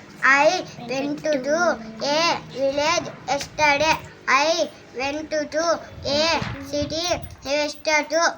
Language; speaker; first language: English; non-native, learner; Telugu